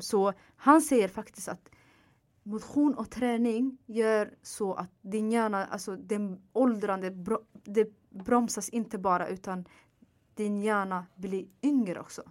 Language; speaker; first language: Swedish; non-native, fluent; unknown